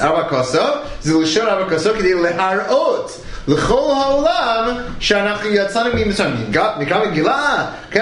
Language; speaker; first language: Hebrew; non-native, fluent; English